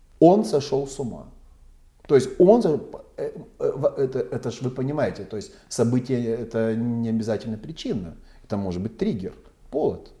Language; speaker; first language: Russian; native; Russian